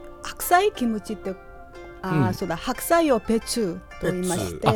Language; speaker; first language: Japanese; non-native, fluent; Korean